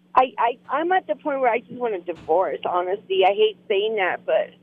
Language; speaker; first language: English; non-native, fluent; Spanish